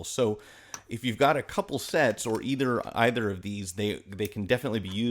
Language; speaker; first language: English; native; English